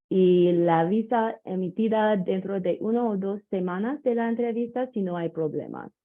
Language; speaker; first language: Spanish; non-native, learner; English